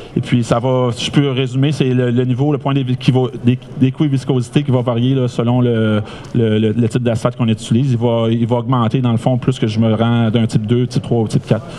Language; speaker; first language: French; native; French